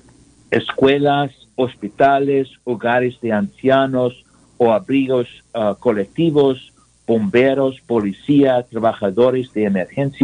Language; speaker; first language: Spanish; non-native, learner; English